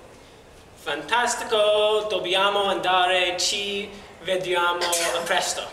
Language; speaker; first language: Italian; non-native, learner; English